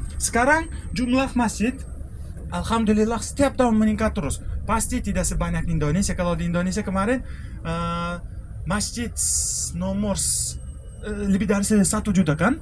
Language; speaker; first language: Indonesian; non-native, fluent; Uzbek